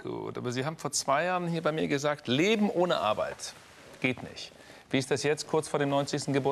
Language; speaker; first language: German; native; German